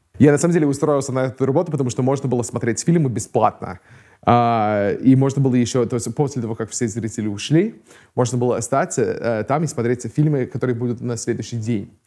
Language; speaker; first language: Russian; non-native, fluent; English